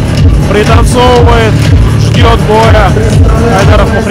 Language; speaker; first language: Russian; native; Russian